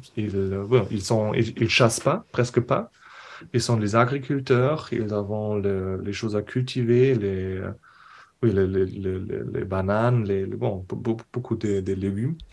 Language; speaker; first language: French; non-native, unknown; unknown